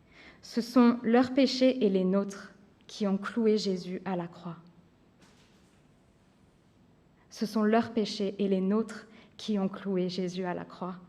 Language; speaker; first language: French; native; French